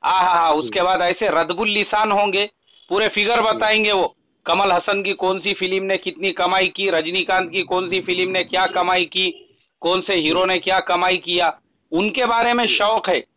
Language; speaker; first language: Hindi; non-native, local second language; Urdu